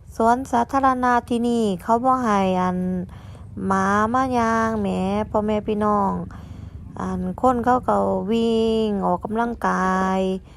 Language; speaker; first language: Thai; native; Thai